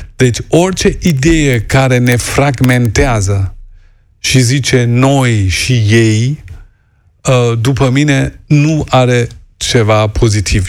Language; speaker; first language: Romanian; non-native, fluent; German